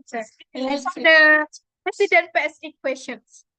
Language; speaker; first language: English; non-native, fluent; Indonesian